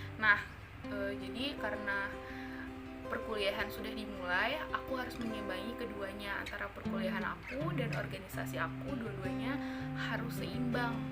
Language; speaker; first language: Indonesian; native; Indonesian